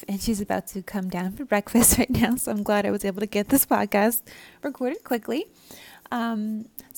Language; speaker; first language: English; native; English